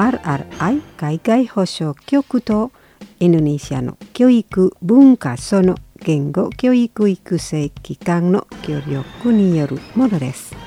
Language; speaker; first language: Japanese; non-native, fluent; Indonesian